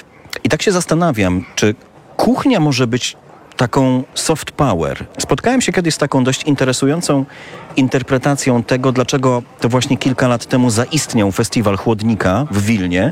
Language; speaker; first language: Polish; native; Polish